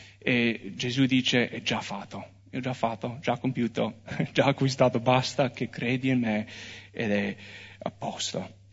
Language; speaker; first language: Italian; non-native, fluent; English